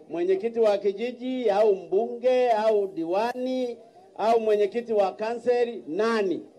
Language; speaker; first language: Swahili; native; Swahili